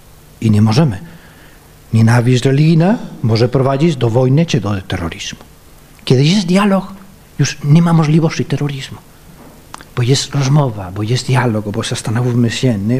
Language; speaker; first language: Polish; non-native, fluent; Spanish